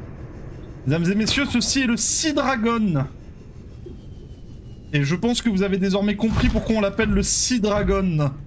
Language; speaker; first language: French; native; French